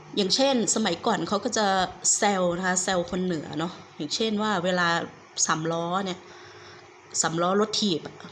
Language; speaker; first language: Thai; native; Thai